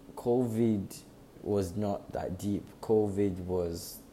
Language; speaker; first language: English; native; English